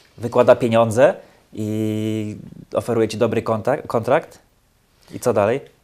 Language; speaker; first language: Polish; native; Polish